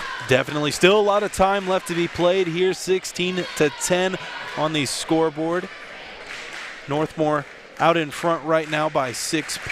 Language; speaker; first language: English; native; English